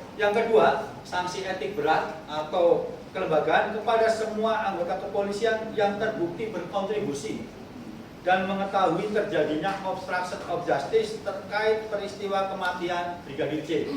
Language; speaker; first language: Indonesian; native; Indonesian